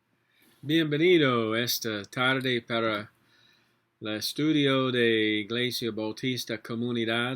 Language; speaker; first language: Spanish; non-native, learner; English